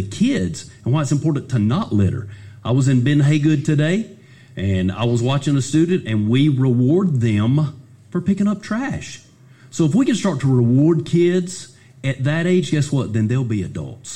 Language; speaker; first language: English; native; English